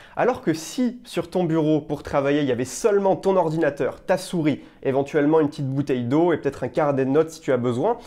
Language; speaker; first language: French; native; French